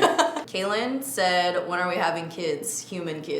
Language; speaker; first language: English; native; English